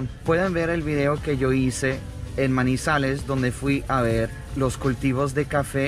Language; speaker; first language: Spanish; non-native, fluent; Russian